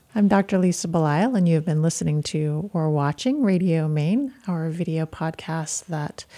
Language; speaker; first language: English; native; English